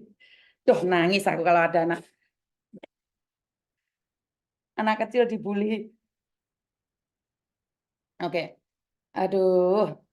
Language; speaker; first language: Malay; non-native, local second language; Javanese